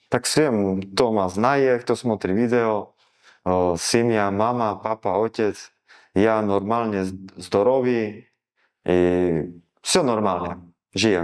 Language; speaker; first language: Russian; non-native, learner; Slovak